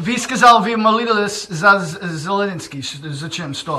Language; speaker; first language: Russian; non-native, learner; English